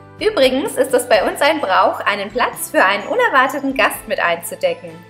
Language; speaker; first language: German; early bilingual, other home language; Italian